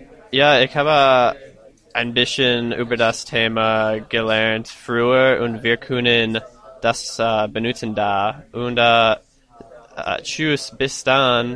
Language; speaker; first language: German; non-native, learner; English